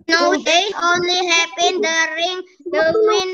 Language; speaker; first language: English; non-native, learner; Indonesian